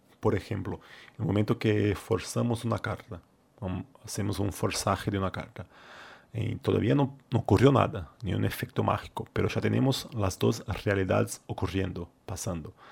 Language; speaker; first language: Spanish; non-native, fluent; Portuguese